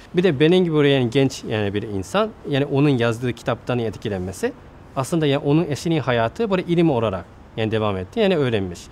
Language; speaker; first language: Turkish; non-native, fluent; Japanese